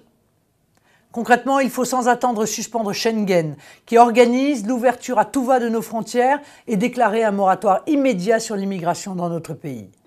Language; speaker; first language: French; native; French